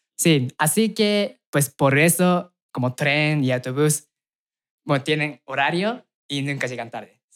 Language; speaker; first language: Spanish; non-native, fluent; Japanese